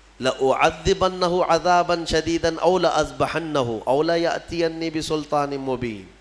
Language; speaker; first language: Urdu; native; Urdu